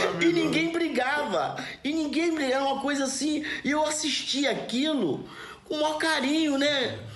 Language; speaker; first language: Portuguese; native; Portuguese